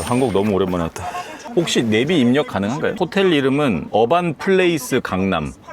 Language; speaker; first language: Korean; native; Korean